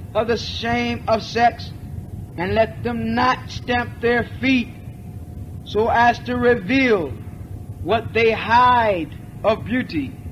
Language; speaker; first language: English; native; English